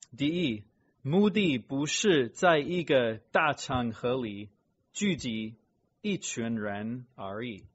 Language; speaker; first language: Chinese; non-native, fluent; English